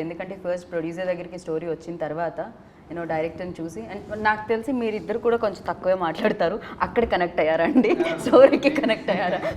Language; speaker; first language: Telugu; native; Telugu